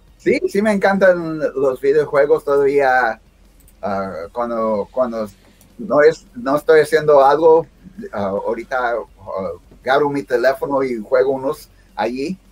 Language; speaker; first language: Spanish; early bilingual, heritage; Spanish